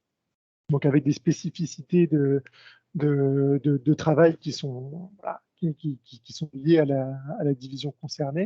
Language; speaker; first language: French; native; French